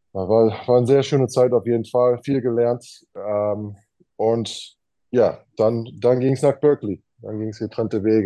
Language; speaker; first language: German; non-native, fluent; English